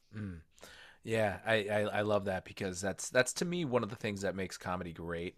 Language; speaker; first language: English; native; English